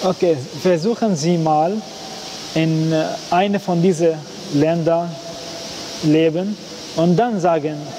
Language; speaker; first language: German; non-native, learner; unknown